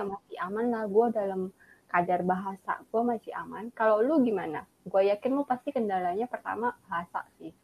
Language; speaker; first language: Indonesian; non-native, local second language; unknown